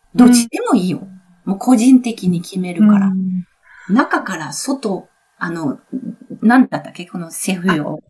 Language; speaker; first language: Japanese; non-native, fluent; Italian